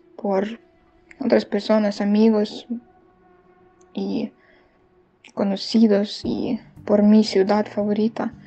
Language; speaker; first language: Spanish; non-native, fluent; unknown